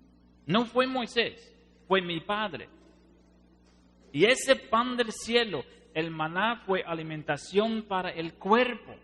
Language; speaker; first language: Spanish; non-native, fluent; Dutch